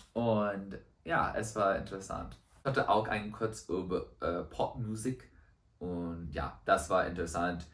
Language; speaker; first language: German; non-native, learner; English